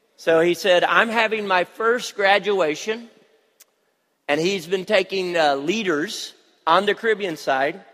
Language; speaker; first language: English; native; English